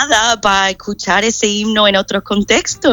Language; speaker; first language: Spanish; non-native, fluent; English